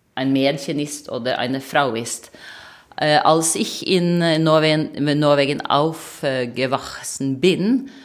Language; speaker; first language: German; non-native, fluent; Norwegian